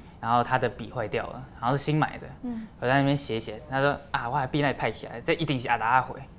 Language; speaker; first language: Chinese; native; Chinese